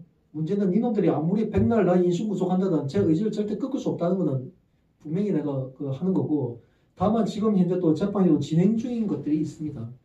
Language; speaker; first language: Korean; native; Korean